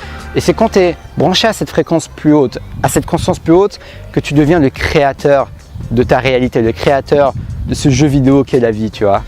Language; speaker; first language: French; native; French